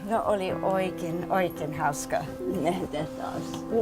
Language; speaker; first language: Finnish; non-native, learner; English